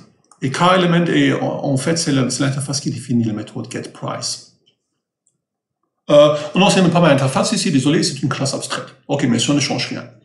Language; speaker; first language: French; non-native, fluent; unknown